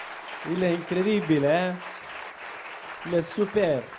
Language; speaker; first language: French; non-native, learner; Italian